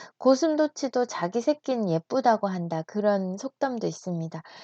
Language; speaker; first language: Korean; native; Korean